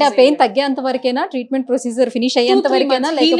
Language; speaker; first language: Telugu; native; Telugu